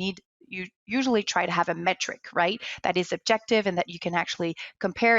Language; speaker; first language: English; non-native, local second language; French